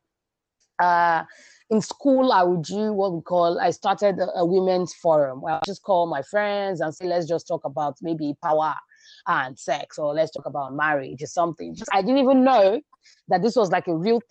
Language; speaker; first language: English; non-native, local second language; Igbo